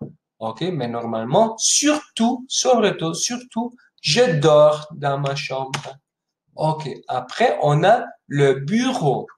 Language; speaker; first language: French; non-native, fluent; Spanish